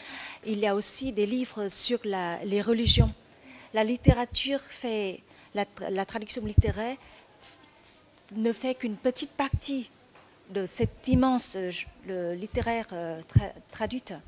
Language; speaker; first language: French; non-native, fluent; Vietnamese